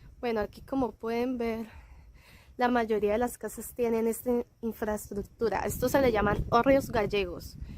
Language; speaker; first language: Spanish; native; Spanish